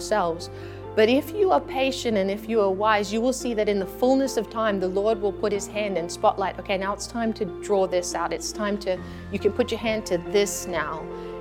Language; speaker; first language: English; native; English